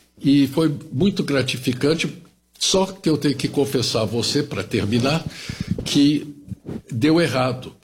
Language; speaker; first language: Portuguese; early bilingual, other home language; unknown